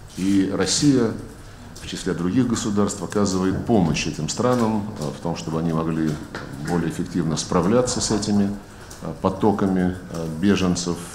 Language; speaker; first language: Russian; native; Russian